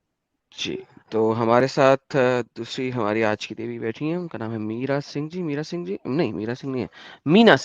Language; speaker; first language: Hindi; native; Hindi